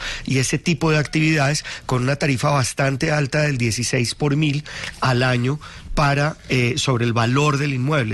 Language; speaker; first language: Spanish; native; Spanish